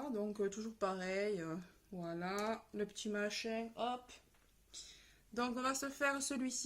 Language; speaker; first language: French; native; French